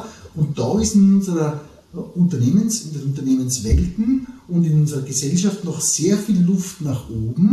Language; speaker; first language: German; native; German